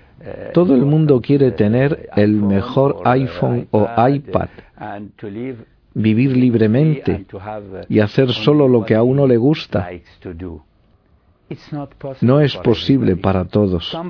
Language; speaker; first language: Spanish; non-native, fluent; Arabic